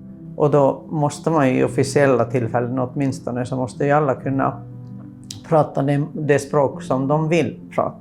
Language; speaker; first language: Swedish; non-native, local second language; Finnish